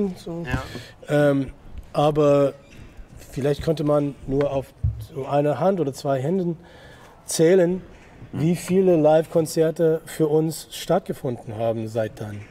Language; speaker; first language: German; non-native, fluent; English